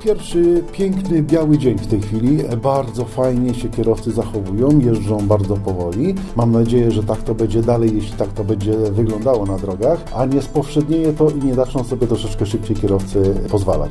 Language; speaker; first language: Polish; native; Polish